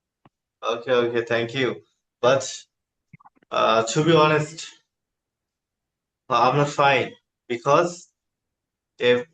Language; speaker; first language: English; non-native, learner; Bangla